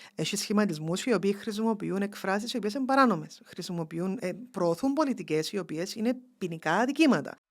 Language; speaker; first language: Greek; early bilingual, heritage; Greek